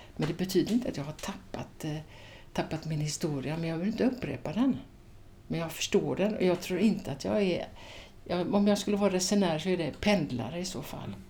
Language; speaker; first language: Swedish; native; Swedish